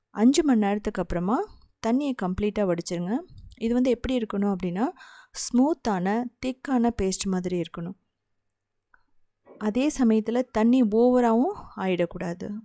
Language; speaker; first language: Tamil; native; Tamil